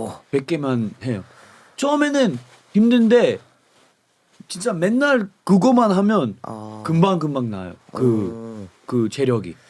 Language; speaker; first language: Korean; non-native, fluent; English